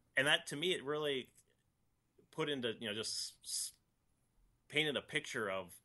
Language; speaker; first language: English; native; English